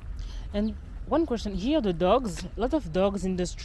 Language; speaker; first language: English; non-native, learner; French